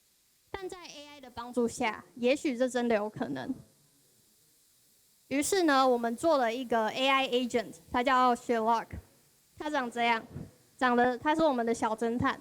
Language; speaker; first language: Chinese; native; Chinese